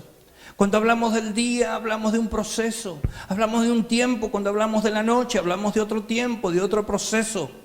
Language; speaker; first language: Spanish; native; Spanish